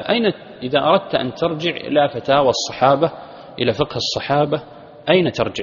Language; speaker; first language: Arabic; native; Arabic